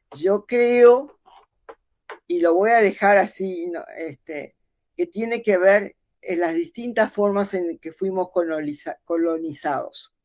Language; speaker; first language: Spanish; native; Spanish